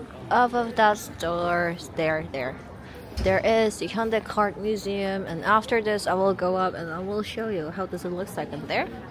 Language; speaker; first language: English; non-native, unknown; Korean